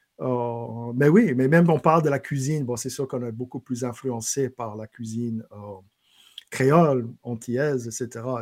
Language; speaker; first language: French; non-native, local second language; English